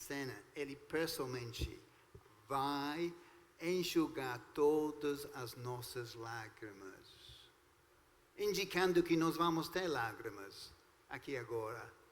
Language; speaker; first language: Portuguese; non-native, fluent; English